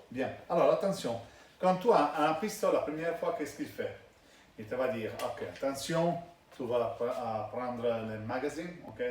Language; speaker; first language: French; non-native, learner; Italian